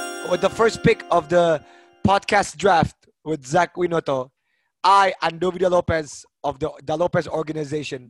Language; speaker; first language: English; early bilingual, other home language; Indonesian